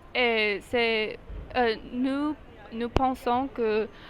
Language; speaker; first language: French; non-native, learner; English